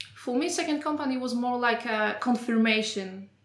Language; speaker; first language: English; non-native, fluent; Polish